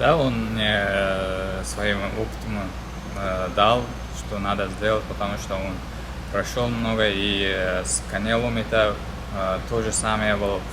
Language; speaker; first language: Russian; non-native, learner; Uzbek